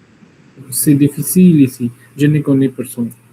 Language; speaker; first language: French; non-native, learner; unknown